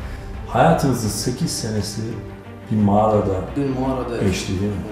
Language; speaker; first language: Turkish; native; Turkish